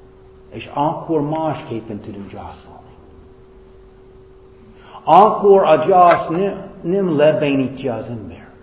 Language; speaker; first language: Hungarian; non-native, fluent; English